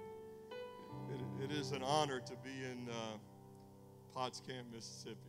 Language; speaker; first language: English; native; English